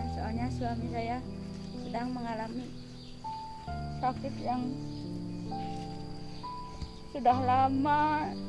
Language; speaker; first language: Indonesian; non-native, local second language; Javanese